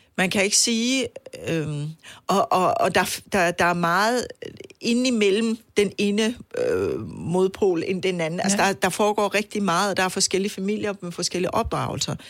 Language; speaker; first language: Danish; non-native, fluent; Persian